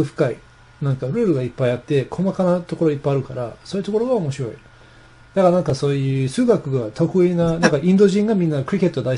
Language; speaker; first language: Japanese; non-native, fluent; English